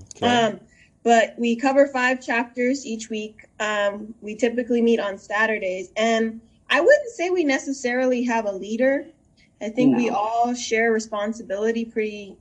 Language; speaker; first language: English; native; English